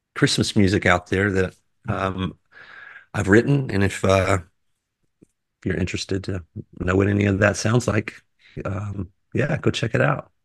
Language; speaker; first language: English; native; English